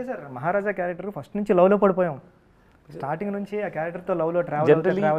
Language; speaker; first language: Telugu; native; Telugu